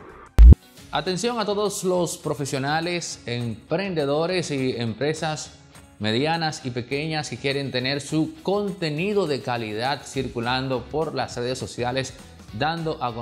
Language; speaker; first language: Spanish; native; Spanish